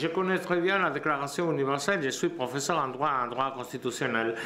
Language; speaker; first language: French; non-native, learner; Spanish